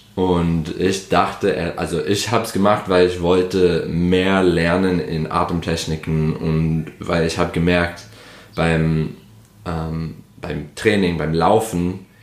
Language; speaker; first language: German; non-native, fluent; English